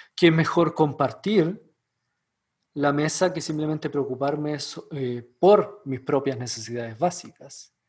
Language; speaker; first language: Spanish; native; Spanish